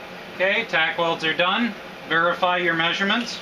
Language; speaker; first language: English; native; English